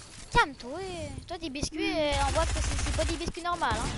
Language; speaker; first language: French; native; French